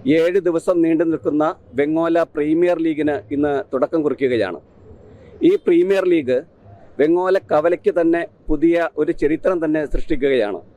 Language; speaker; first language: Malayalam; native; Malayalam